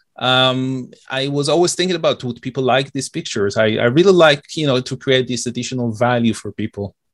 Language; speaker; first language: English; non-native, fluent; Hebrew